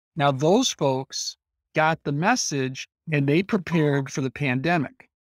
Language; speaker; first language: English; native; English